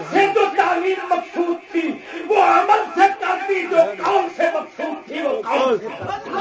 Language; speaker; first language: Urdu; non-native, local second language; Punjabi